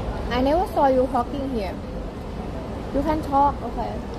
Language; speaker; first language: English; non-native, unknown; Thai